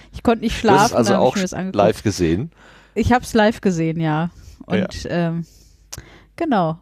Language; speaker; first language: German; native; German